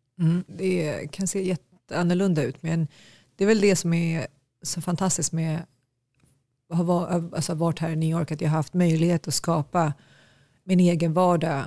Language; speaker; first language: Swedish; early bilingual, other home language; Tigrinya